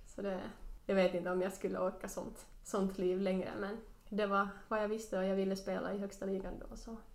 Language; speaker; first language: Swedish; non-native, local second language; Finnish